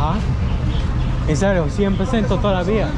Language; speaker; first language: Spanish; non-native, learner; English